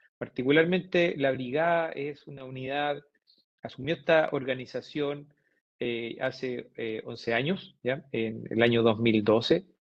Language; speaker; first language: Spanish; native; Spanish